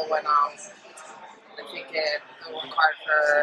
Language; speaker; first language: English; native; English